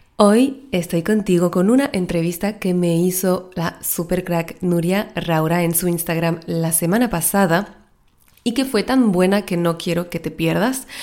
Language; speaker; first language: Spanish; non-native, fluent; French